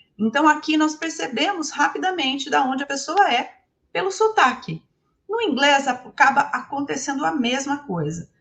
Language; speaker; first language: Portuguese; native; Portuguese